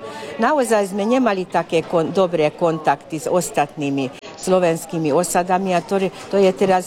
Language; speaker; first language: Slovak; non-native, local second language; Hungarian